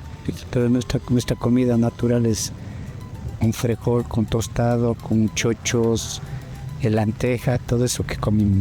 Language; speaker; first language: Spanish; non-native, local second language; Quechua